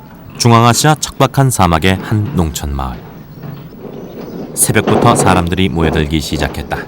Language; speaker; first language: Korean; native; Korean